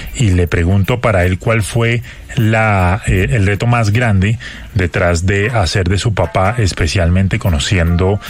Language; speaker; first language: Spanish; native; Spanish